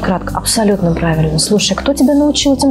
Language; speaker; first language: Russian; native; Russian